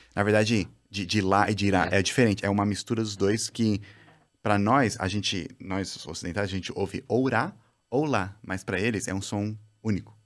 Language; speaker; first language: Portuguese; native; Portuguese